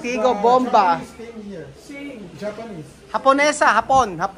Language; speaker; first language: Spanish; non-native, learner; Filipino